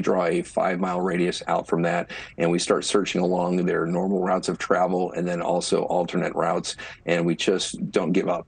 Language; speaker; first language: English; native; English